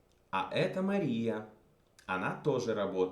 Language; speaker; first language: Russian; non-native, fluent; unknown